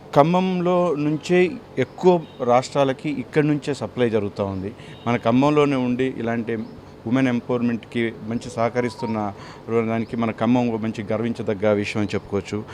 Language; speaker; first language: Telugu; native; Telugu